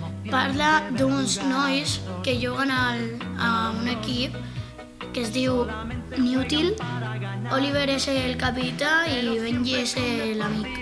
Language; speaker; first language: Catalan; non-native, local second language; Spanish